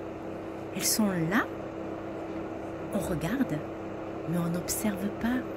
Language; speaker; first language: French; native; French